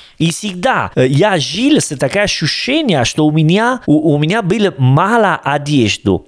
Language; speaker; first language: Russian; non-native, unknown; Italian